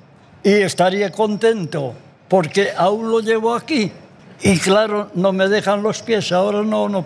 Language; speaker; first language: Spanish; non-native, local second language; Galician